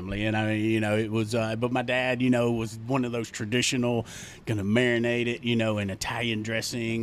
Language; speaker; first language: English; native; English